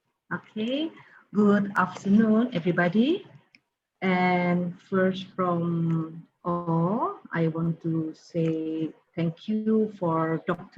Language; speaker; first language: English; non-native, learner; Indonesian